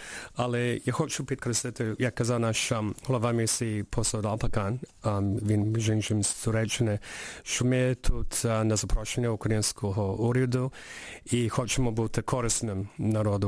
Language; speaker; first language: Ukrainian; early bilingual, heritage; Ukrainian